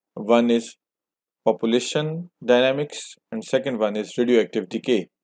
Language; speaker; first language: English; non-native, local second language; Hindi